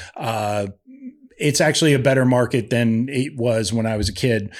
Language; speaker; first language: English; native; English